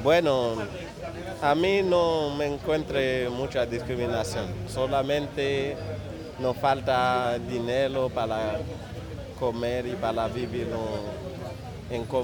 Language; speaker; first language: Spanish; non-native, learner; Haitian Creole